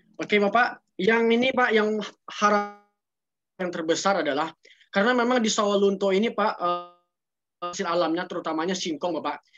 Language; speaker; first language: Indonesian; native; Indonesian